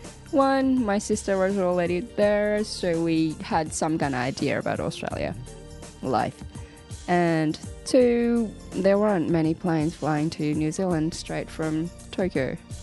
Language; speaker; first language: English; non-native, fluent; Japanese